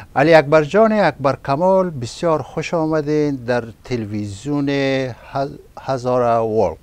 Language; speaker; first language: Persian; native; Persian